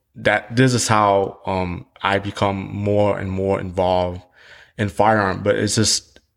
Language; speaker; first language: English; early bilingual, other home language; Vietnamese